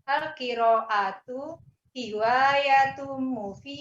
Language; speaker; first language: Arabic; non-native, learner; Indonesian